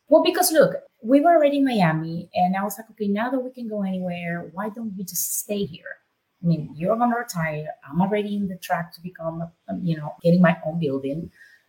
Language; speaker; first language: English; non-native, fluent; Spanish